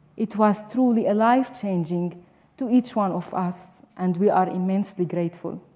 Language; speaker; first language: English; non-native, fluent; Arabic